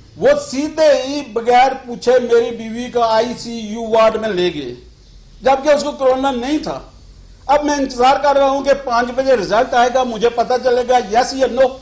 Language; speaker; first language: Urdu; non-native, local second language; Pahari-Potwari